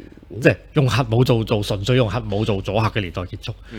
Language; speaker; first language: Cantonese; native; Cantonese